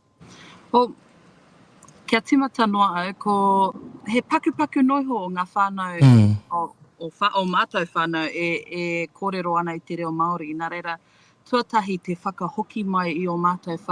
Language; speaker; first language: Māori; non-native, local second language; English